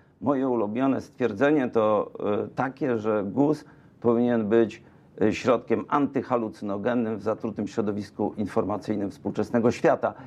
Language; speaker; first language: Polish; native; Polish